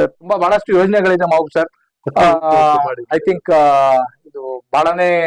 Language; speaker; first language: Kannada; non-native, local second language; Urdu